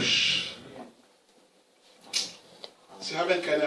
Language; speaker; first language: German; non-native, learner; Romanian